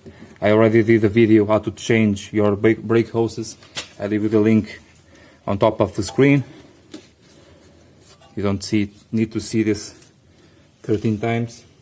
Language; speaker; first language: English; non-native, fluent; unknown